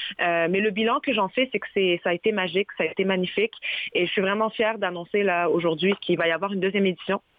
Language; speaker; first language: French; early bilingual, other home language; Arabic